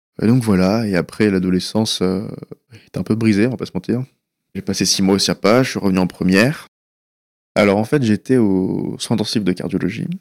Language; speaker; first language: French; early bilingual, other home language; Persian